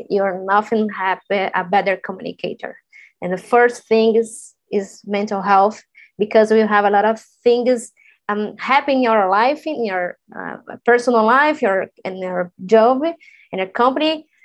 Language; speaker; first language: English; non-native, learner; Portuguese